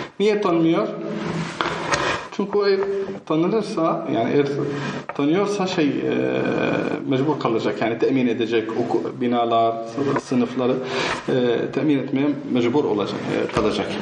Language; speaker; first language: Turkish; non-native, fluent; Arabic